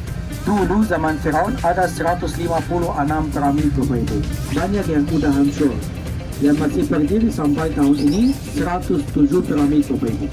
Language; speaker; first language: Indonesian; non-native, fluent; Arabic